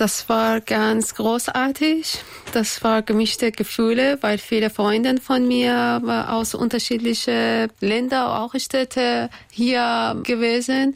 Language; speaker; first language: German; non-native, learner; Persian